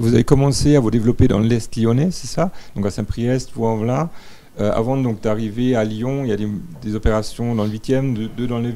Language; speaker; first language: French; native; French